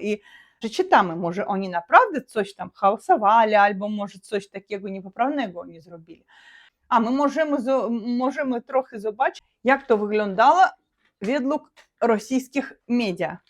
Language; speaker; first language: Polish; non-native, learner; Russian